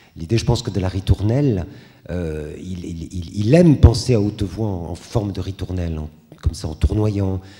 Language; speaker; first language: French; native; French